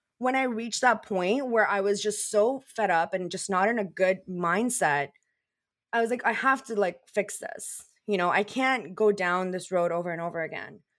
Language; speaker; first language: English; early bilingual, other home language; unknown